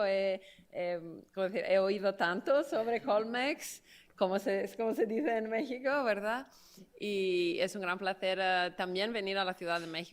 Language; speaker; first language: Spanish; non-native, fluent; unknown